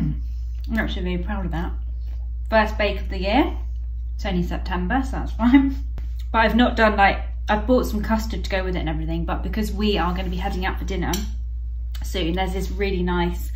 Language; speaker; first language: English; native; English